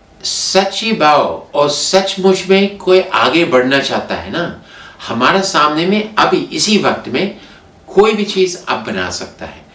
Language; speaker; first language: Hindi; non-native, fluent; English